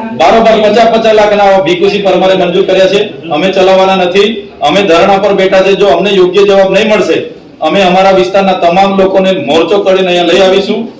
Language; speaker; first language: Gujarati; non-native, local second language; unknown